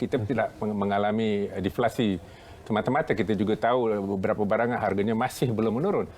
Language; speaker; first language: Malay; non-native, local second language; Tamil